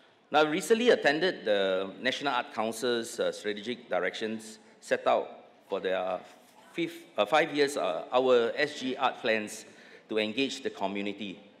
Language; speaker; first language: English; non-native, local second language; Chinese